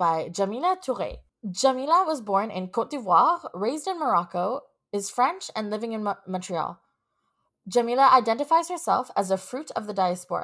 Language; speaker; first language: English; native; English